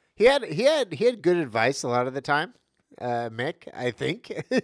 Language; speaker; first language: English; native; English